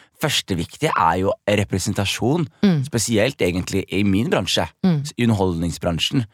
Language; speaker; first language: Norwegian; early bilingual, other home language; Somali